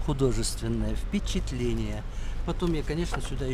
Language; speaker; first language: Russian; native; Russian